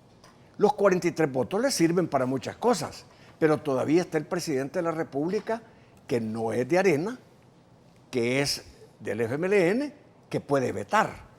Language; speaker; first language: Spanish; native; Spanish